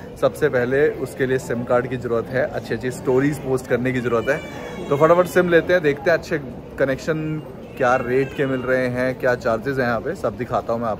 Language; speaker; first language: Hindi; native; Hindi